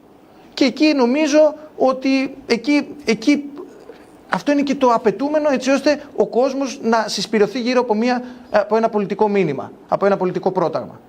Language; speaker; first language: Greek; native; Greek